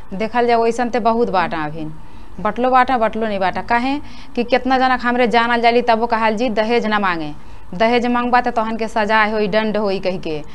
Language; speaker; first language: Bhojpuri; native; Bhojpuri